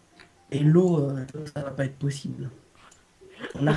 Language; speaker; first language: French; native; French